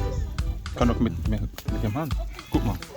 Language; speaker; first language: German; non-native, learner; English